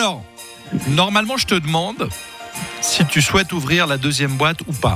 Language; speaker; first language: French; native; French